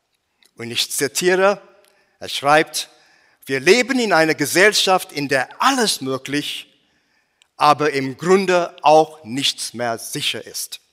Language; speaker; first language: German; non-native, fluent; English